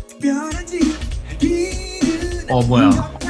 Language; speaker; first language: Korean; non-native, learner; English